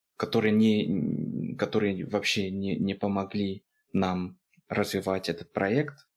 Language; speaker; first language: Russian; non-native, fluent; English